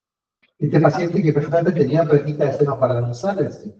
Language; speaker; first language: Spanish; native; Spanish